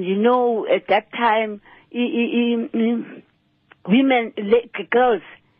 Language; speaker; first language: English; non-native, local second language; Xhosa